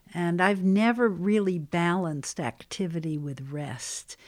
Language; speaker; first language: English; native; English